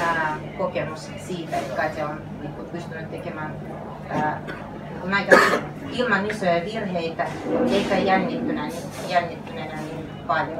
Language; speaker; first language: Finnish; non-native, fluent; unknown